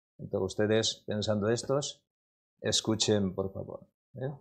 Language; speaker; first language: Spanish; non-native, learner; Korean